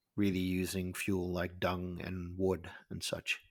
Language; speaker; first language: English; non-native, fluent; Dutch